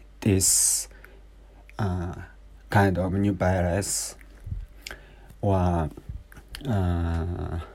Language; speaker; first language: English; non-native, learner; Japanese